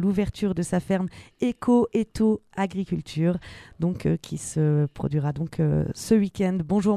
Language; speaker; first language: French; native; French